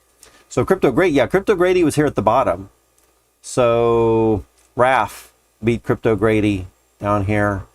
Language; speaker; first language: English; native; English